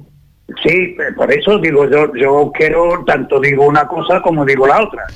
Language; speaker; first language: Spanish; native; Spanish